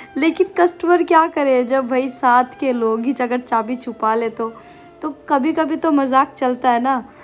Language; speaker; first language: Hindi; non-native, local second language; Bangla